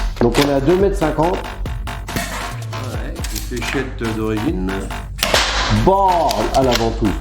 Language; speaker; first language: French; native; French